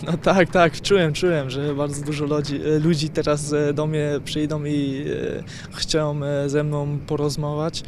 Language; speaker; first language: Polish; early bilingual, heritage; German